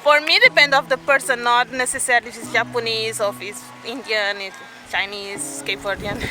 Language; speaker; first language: English; non-native, fluent; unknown